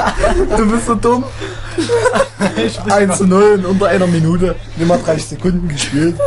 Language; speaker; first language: German; native; German